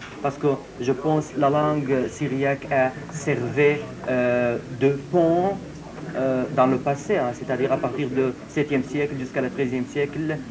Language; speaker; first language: French; non-native, fluent; Syriac